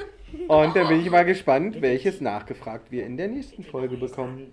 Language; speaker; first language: German; native; German